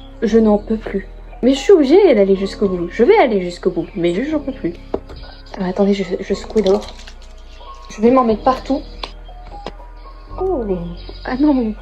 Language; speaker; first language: French; native; French